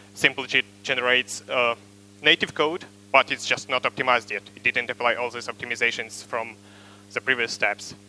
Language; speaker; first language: English; non-native, fluent; Ukrainian